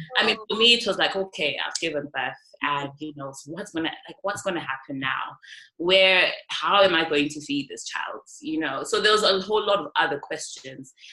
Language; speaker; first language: English; non-native, local second language; North Ndebele